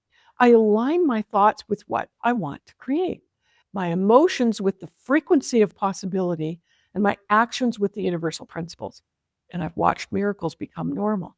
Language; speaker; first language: English; native; English